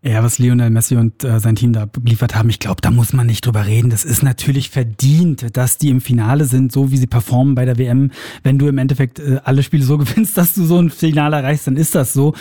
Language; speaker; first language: German; native; German